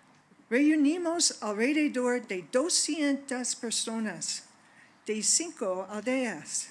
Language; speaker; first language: Spanish; non-native, fluent; English